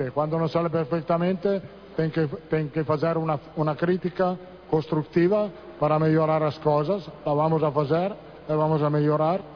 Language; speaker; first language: Portuguese; non-native, learner; Italian